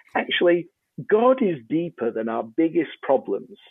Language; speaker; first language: English; native; English